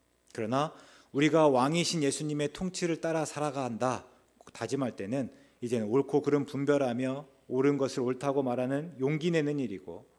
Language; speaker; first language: Korean; native; Korean